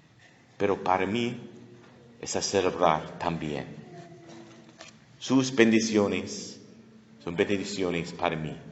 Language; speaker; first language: Spanish; non-native, learner; English